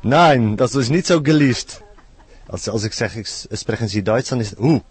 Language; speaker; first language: German; non-native, learner; Dutch